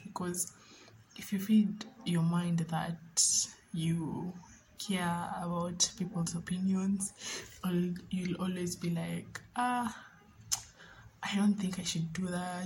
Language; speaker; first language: English; non-native, local second language; Swahili